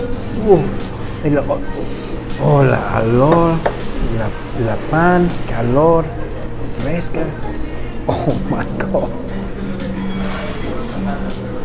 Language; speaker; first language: Spanish; non-native, learner; English